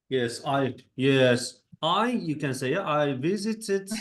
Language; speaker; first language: English; non-native, fluent; Kazakh